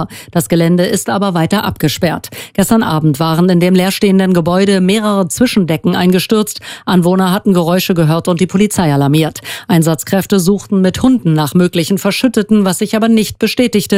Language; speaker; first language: German; native; German